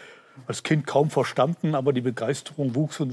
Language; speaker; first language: German; native; German